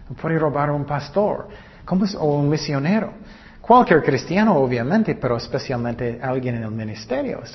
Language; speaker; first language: Spanish; non-native, learner; English